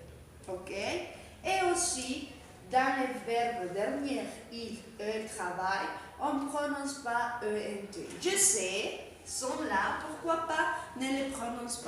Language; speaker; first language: French; non-native, fluent; Spanish